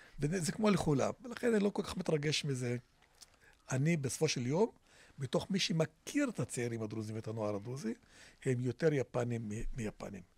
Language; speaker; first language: Hebrew; non-native, local second language; Arabic